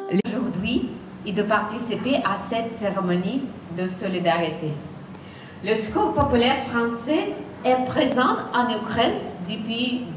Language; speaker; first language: French; non-native, fluent; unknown